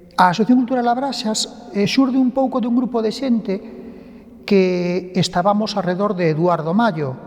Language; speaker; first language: Galician; non-native, local second language; Spanish